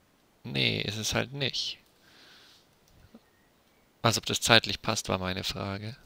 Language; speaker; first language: German; native; German